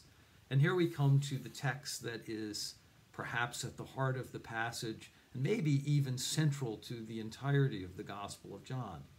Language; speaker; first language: English; native; English